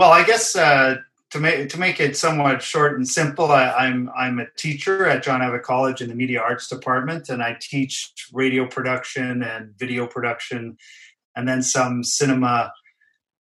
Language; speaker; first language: English; native; English